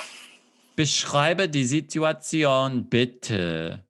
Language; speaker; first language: German; non-native, fluent; English